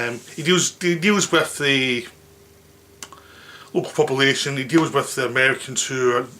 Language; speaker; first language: English; native; English